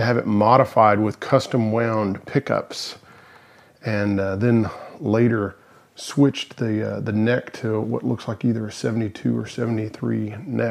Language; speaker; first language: English; native; English